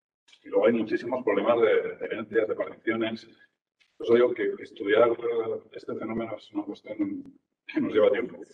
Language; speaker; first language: Spanish; native; Spanish